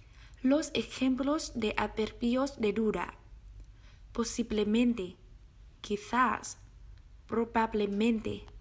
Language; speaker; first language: Spanish; non-native, learner; Vietnamese